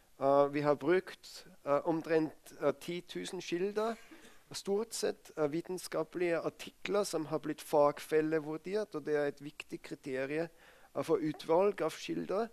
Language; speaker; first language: Norwegian; non-native, fluent; German